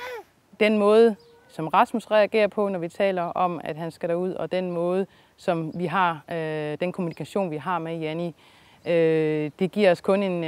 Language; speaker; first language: Danish; native; Danish